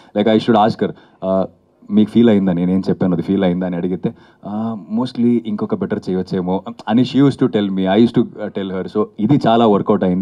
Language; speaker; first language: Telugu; non-native, fluent; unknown